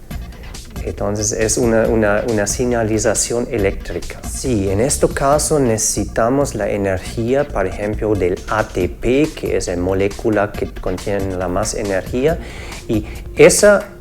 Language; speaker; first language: Spanish; non-native, fluent; German